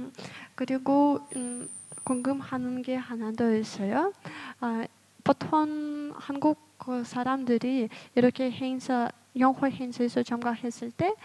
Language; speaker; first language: Korean; non-native, fluent; Russian